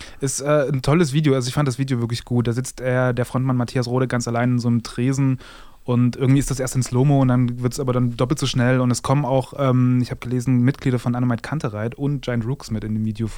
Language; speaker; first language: German; native; German